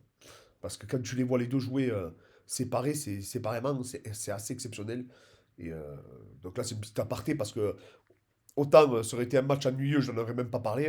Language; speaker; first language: French; native; French